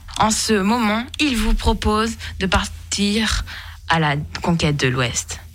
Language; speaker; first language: French; native; French